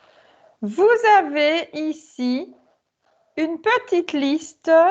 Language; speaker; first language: French; native; French